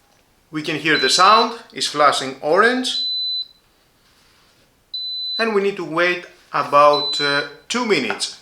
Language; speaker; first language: English; non-native, fluent; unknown